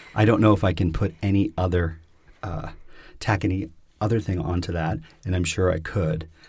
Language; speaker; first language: English; native; English